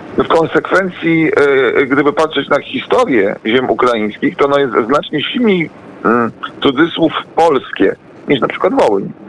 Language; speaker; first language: Polish; native; Polish